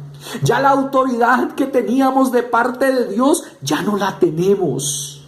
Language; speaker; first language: Spanish; native; Spanish